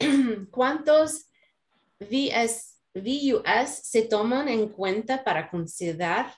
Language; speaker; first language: Spanish; non-native, learner; English